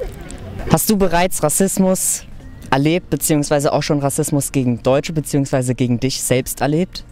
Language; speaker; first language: German; native; German